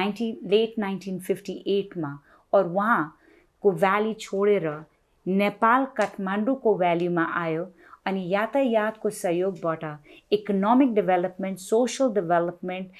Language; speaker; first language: Nepali; non-native, local second language; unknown